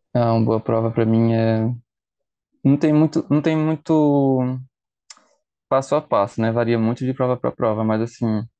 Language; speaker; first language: Portuguese; native; Portuguese